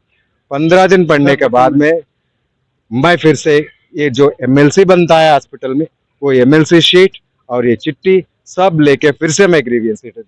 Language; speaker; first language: Hindi; non-native, local second language; Telugu